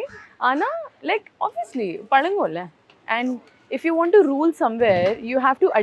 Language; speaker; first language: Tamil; non-native, local second language; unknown